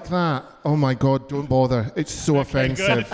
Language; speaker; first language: English; native; English